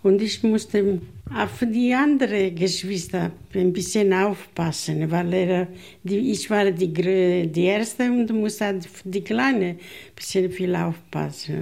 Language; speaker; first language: German; non-native, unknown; Italian